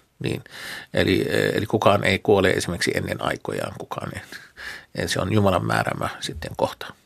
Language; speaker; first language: Finnish; non-native, fluent; Arabic